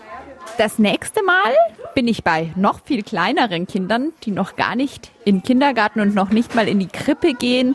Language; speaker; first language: German; native; German